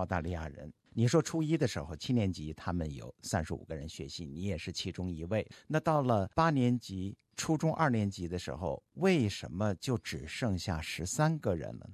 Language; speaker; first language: Chinese; native; Chinese